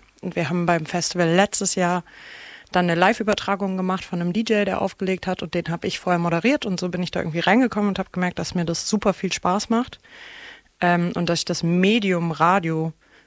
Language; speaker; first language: German; native; German